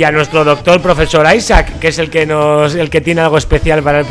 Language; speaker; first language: Spanish; native; Spanish